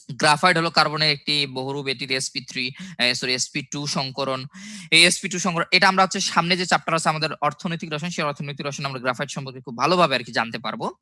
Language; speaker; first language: Bangla; native; Bangla